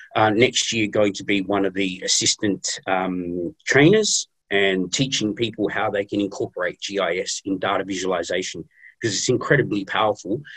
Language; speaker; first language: English; native; English